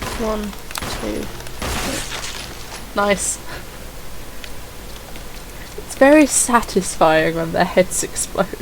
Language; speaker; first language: English; native; English